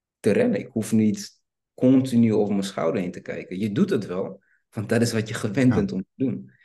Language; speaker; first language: Dutch; early bilingual, other home language; Kinyarwanda